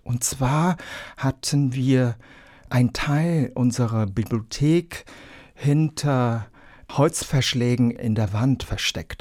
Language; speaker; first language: German; early bilingual, other home language; Vietnamese